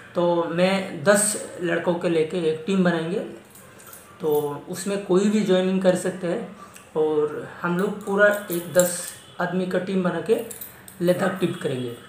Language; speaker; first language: Hindi; non-native, local second language; Assamese